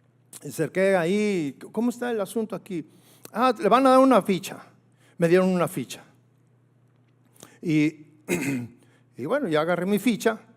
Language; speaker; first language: Spanish; native; Spanish